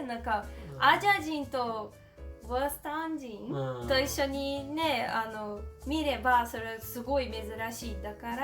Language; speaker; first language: Japanese; non-native, learner; Portuguese